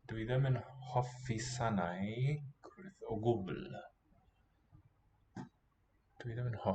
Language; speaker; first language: Welsh; non-native, learner; English